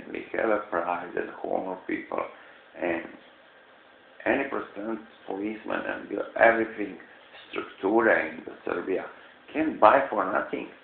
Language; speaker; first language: English; non-native, learner; Serbian